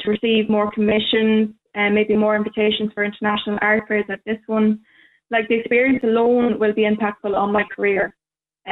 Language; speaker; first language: English; native; English